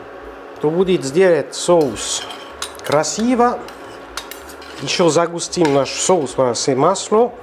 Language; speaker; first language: Russian; non-native, learner; French